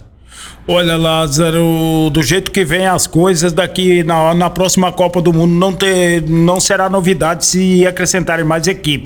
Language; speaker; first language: Portuguese; native; Portuguese